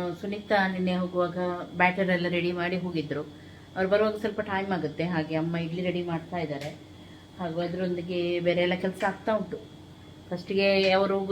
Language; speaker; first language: Kannada; native; Kannada